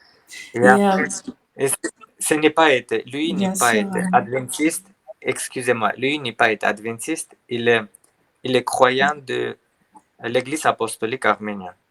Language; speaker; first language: French; non-native, learner; Armenian